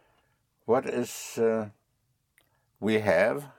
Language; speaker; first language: English; non-native, fluent; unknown